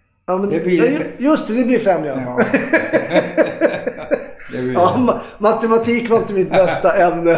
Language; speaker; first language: Swedish; native; Swedish